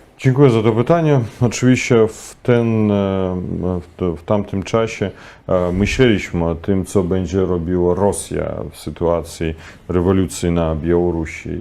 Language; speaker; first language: Polish; non-native, fluent; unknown